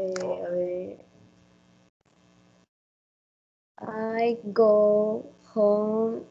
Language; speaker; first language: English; non-native, learner; Spanish